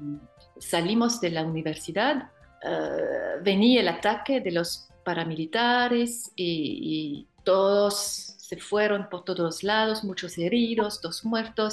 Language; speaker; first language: Spanish; non-native, fluent; French